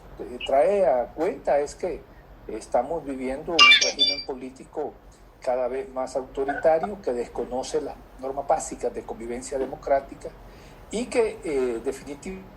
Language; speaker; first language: Spanish; native; Spanish